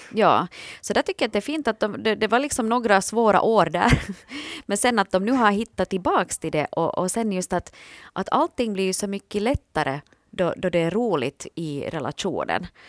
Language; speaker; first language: Swedish; native; Swedish